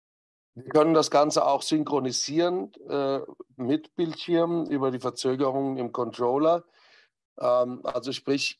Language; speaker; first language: German; native; German